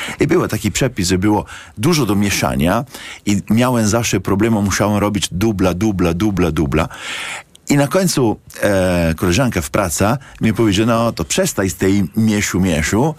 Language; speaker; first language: Polish; non-native, learner; Italian